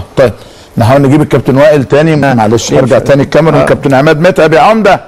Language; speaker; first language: Arabic; native; Arabic